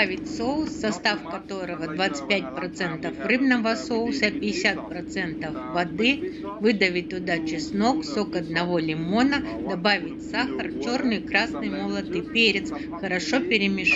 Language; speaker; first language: Russian; native; Russian